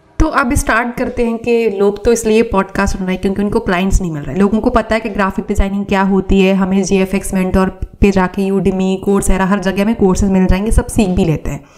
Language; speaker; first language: Hindi; native; Hindi